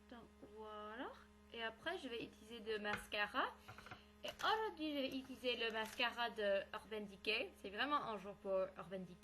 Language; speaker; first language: French; non-native, learner; English